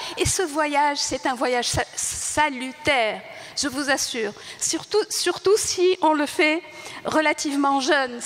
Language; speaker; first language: French; non-native, local second language; Arabic